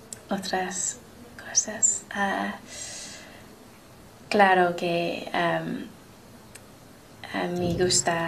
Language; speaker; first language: Spanish; non-native, learner; English